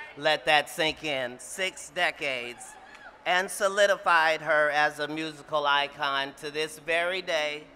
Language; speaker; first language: English; native; English